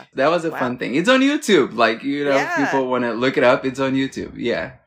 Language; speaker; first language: English; non-native, fluent; Portuguese